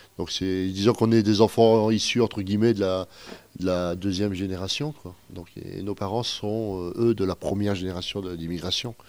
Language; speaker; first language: French; native; French